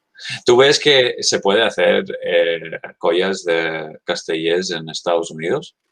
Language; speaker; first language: Spanish; non-native, fluent; English